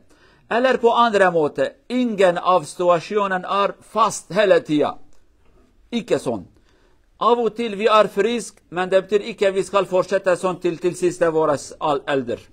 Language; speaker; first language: Norwegian; non-native, learner; Kurdish